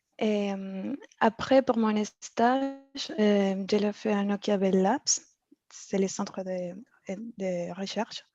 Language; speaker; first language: French; non-native, fluent; Spanish